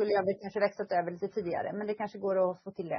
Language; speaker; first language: Swedish; native; Swedish